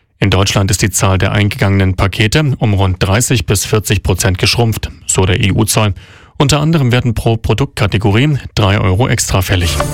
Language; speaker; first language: German; native; German